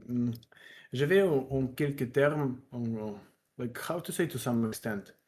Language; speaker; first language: French; non-native, learner; Russian